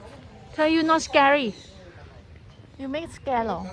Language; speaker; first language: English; non-native, learner; Thai